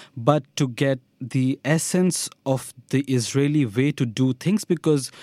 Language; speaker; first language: English; non-native, local second language; Hindi